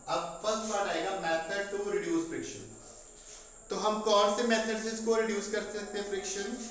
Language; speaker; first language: Hindi; non-native, local second language; Punjabi